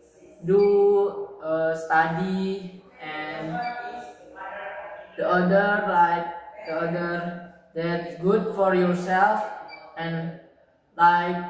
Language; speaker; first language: English; non-native, learner; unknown